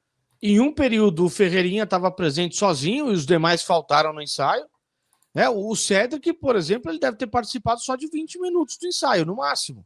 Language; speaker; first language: Portuguese; native; Portuguese